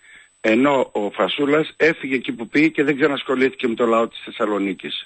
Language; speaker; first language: Greek; native; Greek